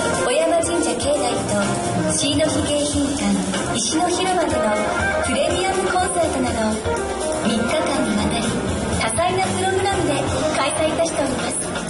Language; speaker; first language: Japanese; native; Japanese